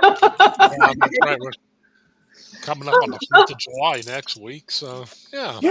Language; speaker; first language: English; native; English